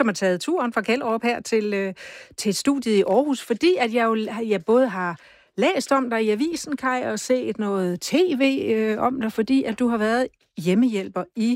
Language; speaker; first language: Danish; native; Danish